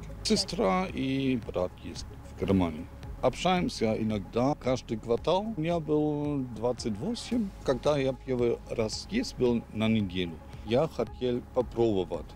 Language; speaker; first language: Russian; non-native, learner; German